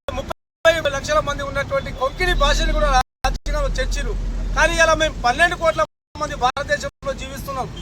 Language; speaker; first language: Telugu; non-native, local second language; Lambadi